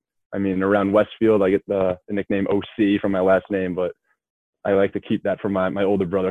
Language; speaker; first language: English; native; English